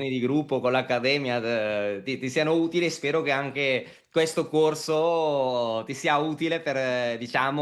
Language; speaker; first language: Italian; native; Italian